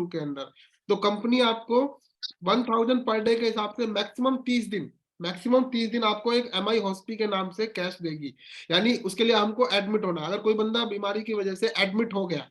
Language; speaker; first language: Hindi; native; Hindi